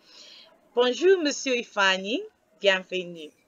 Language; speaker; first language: French; non-native, fluent; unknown